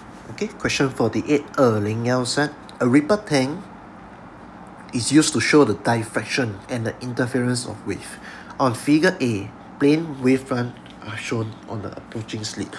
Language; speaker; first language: English; non-native, local second language; Chinese